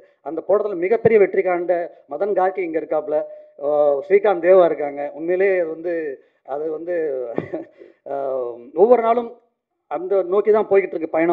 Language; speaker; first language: Tamil; native; Tamil